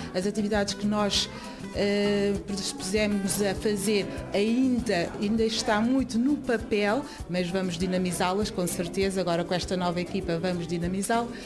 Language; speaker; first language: Portuguese; early bilingual, other home language; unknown